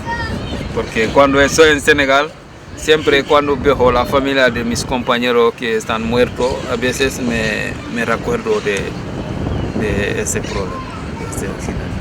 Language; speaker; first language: Spanish; non-native, learner; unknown